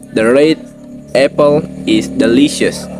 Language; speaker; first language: English; non-native, learner; Indonesian